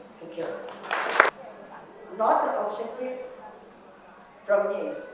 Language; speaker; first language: English; non-native, learner; Vietnamese